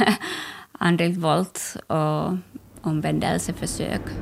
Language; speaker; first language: Swedish; non-native, local second language; Finnish